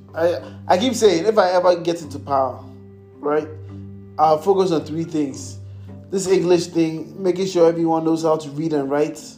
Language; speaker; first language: English; non-native, local second language; Akan